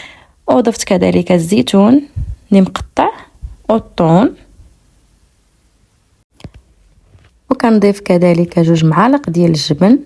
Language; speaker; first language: Arabic; native; Arabic